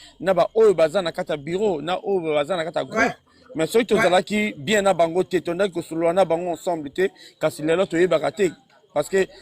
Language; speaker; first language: Lingala; native; Lingala